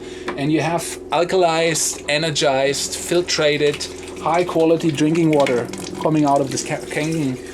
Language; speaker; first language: English; non-native, fluent; German